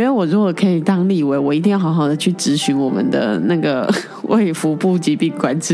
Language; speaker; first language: Chinese; native; Chinese